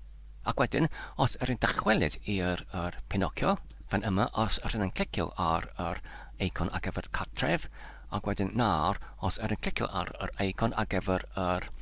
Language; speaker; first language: Welsh; non-native, learner; Polish